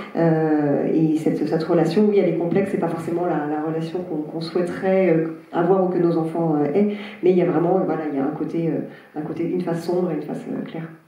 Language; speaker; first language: French; native; French